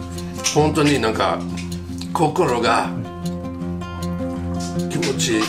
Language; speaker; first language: Japanese; non-native, learner; English